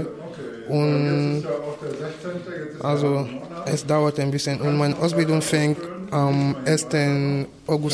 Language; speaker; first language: German; non-native, learner; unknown